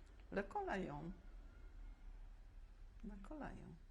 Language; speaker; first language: Hebrew; non-native, fluent; Polish